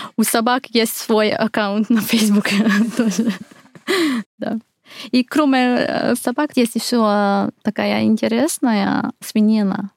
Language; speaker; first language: Russian; non-native, fluent; Hungarian